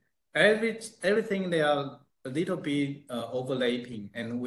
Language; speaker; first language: English; non-native, fluent; Chinese